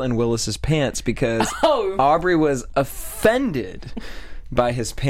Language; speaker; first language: English; native; English